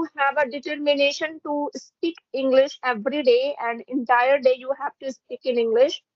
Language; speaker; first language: English; non-native, fluent; Hindi